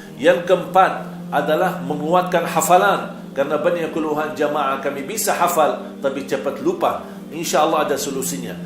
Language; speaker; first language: Malay; non-native, fluent; Arabic